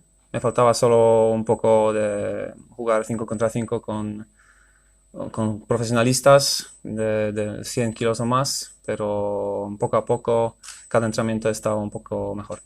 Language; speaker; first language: Spanish; non-native, fluent; Polish